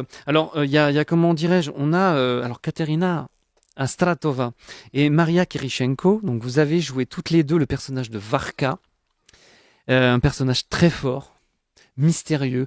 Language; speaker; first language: French; native; French